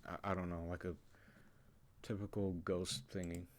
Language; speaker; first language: English; native; English